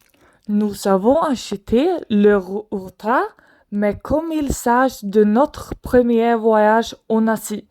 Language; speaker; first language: French; non-native, learner; Swedish